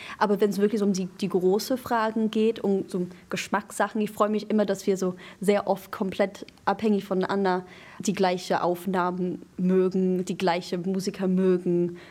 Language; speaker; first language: German; non-native, fluent; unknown